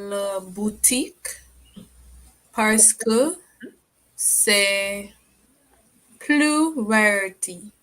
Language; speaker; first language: French; non-native, learner; English